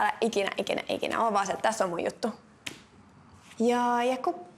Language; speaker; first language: Finnish; native; Finnish